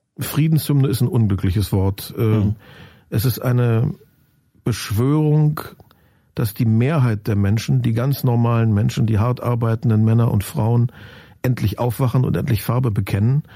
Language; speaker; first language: German; native; German